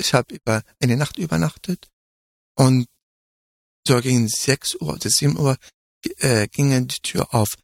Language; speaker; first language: German; non-native, fluent; Arabic